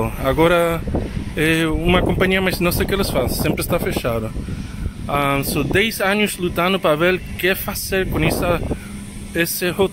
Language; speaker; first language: Portuguese; non-native, learner; English